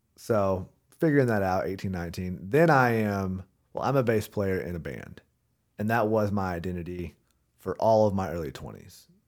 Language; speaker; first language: English; native; English